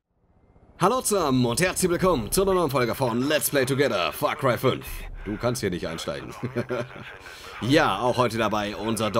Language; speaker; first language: German; native; German